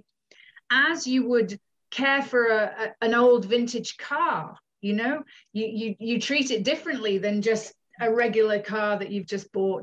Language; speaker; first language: English; native; English